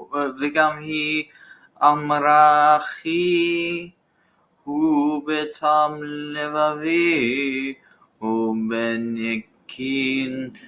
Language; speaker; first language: Hebrew; non-native, learner; English